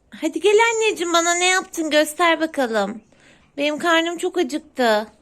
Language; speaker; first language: Turkish; native; Turkish